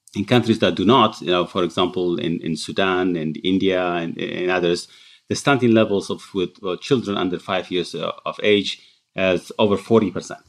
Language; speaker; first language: English; non-native, fluent; Tigrinya